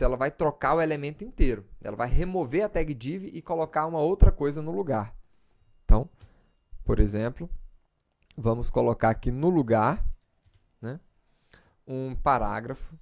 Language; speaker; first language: Portuguese; native; Portuguese